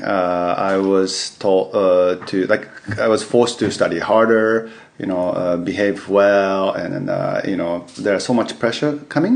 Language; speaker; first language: English; non-native, fluent; Japanese